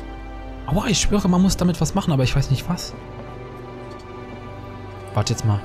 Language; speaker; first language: German; native; German